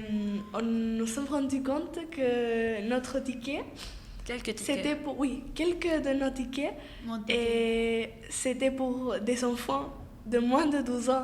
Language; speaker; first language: French; non-native, fluent; Spanish